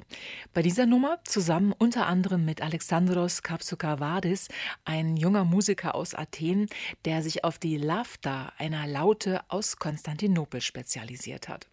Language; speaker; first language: German; native; German